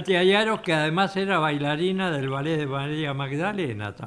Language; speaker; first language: Spanish; native; Spanish